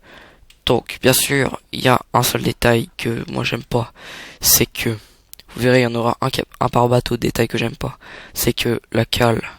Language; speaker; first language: French; native; French